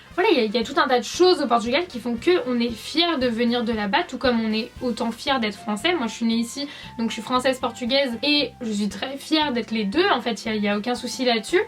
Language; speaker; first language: French; native; French